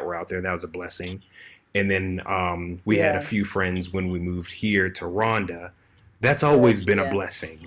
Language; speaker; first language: English; native; English